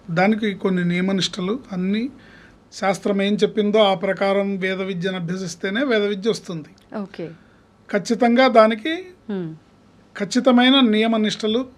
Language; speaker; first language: Telugu; native; Telugu